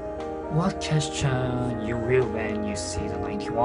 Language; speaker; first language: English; non-native, learner; Korean